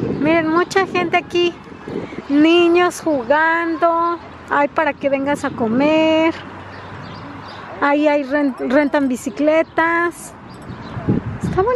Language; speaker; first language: Spanish; native; Spanish